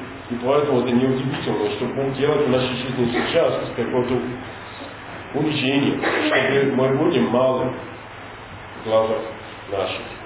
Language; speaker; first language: Russian; non-native, learner; English